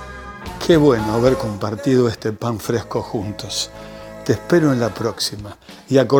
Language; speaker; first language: Spanish; native; Spanish